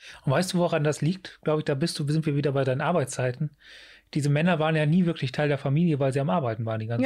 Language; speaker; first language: German; native; German